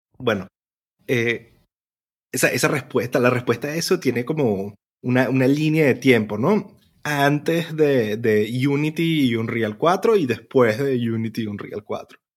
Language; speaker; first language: Spanish; native; Spanish